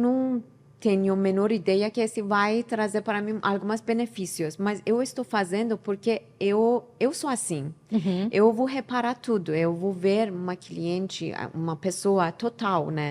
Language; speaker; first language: Portuguese; non-native, learner; Persian